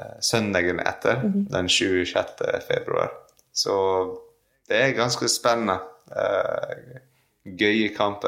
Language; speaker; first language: Norwegian; non-native, fluent; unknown